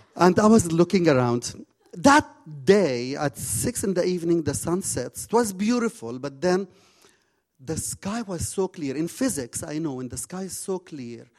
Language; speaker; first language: English; non-native, fluent; Arabic